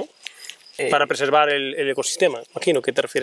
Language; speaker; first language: Spanish; native; Spanish